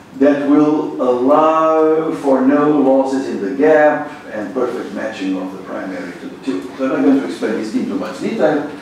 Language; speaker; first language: English; non-native, fluent; Portuguese